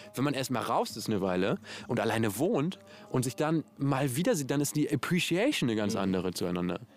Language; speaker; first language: German; native; German